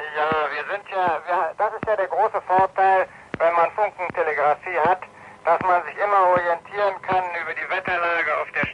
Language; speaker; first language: German; native; German